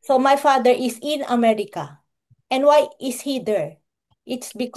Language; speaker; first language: English; non-native, local second language; Filipino